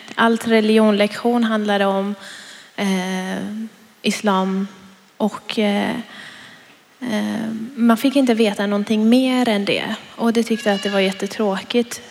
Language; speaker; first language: Swedish; non-native, fluent; Persian